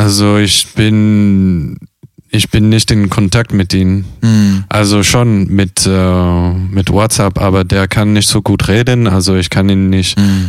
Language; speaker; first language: German; non-native, fluent; Italian